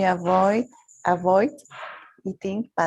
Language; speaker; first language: English; non-native, learner; Spanish